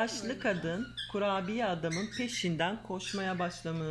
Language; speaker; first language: Turkish; native; Turkish